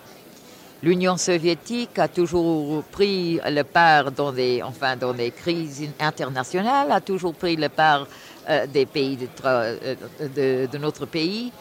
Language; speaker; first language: French; non-native, fluent; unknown